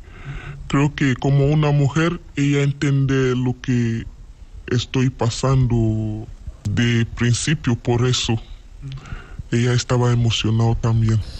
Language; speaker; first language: Spanish; non-native, learner; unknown